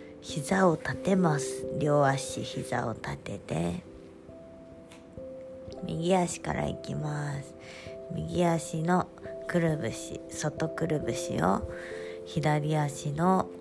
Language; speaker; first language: Japanese; native; Japanese